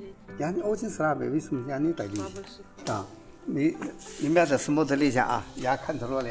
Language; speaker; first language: Russian; non-native, learner; Chinese